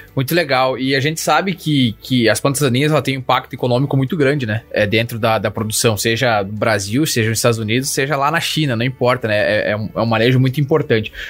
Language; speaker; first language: Portuguese; native; Portuguese